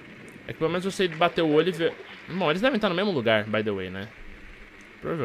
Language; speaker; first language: Portuguese; native; Portuguese